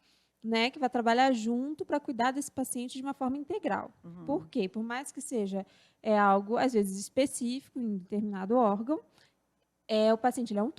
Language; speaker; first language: Portuguese; native; Portuguese